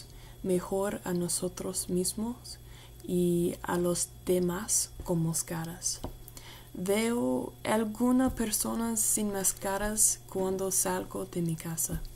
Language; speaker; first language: Spanish; non-native, learner; English